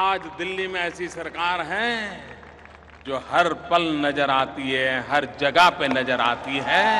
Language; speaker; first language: Hindi; non-native, local second language; Gujarati